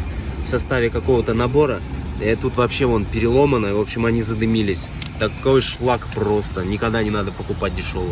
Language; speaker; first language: Russian; native; Russian